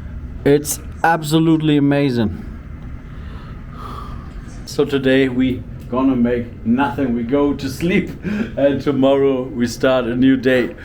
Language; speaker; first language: English; non-native, learner; German